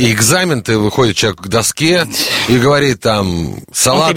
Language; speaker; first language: Russian; native; Russian